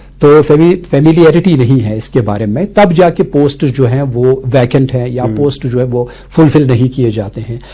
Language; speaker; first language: Urdu; non-native, local second language; Kashmiri